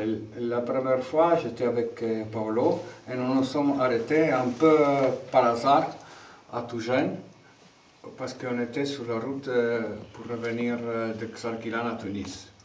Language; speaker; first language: French; non-native, fluent; Italian